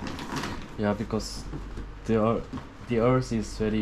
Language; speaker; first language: English; non-native, learner; Korean